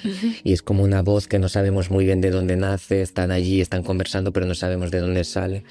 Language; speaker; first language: Spanish; native; Spanish